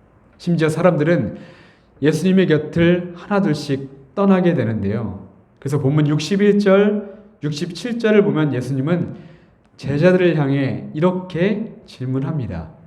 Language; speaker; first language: Korean; native; Korean